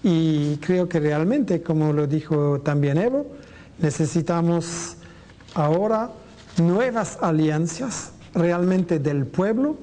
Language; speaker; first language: Spanish; non-native, fluent; French